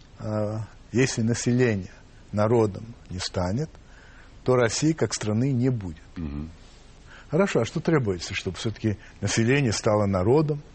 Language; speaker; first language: Russian; non-native, fluent; English